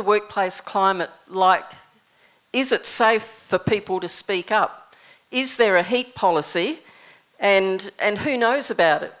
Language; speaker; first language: English; native; English